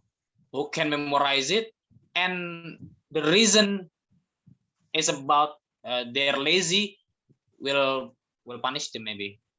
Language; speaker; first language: English; non-native, fluent; Indonesian